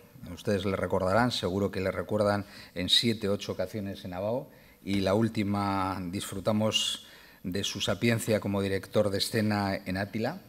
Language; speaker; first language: Spanish; native; Spanish